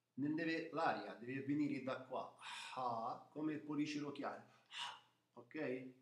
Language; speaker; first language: Italian; non-native, fluent; Arabic